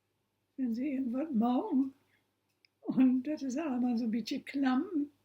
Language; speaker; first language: German; non-native, local second language; Low German